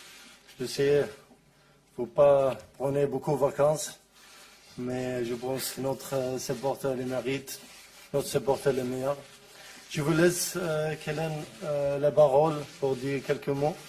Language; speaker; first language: French; non-native, learner; Arabic